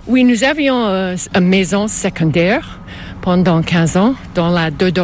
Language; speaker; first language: French; non-native, local second language; English